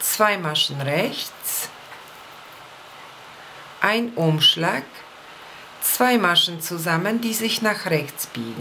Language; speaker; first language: German; non-native, fluent; Polish